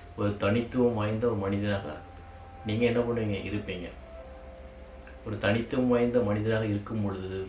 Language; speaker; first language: Tamil; native; Tamil